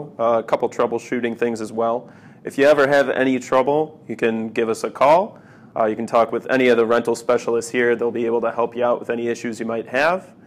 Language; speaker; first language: English; native; English